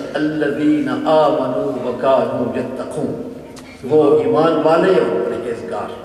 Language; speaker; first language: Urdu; native; Urdu